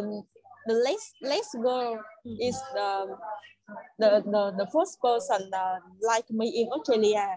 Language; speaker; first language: English; non-native, learner; Vietnamese